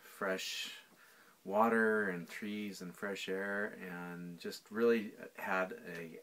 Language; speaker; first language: English; native; English